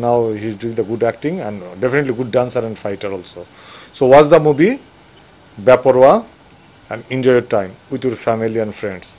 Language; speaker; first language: English; non-native, local second language; Bangla